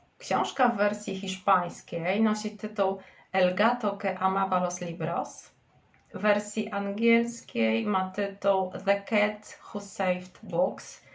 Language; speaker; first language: Polish; native; Polish